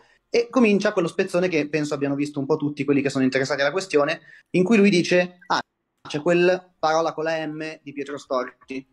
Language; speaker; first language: Italian; native; Italian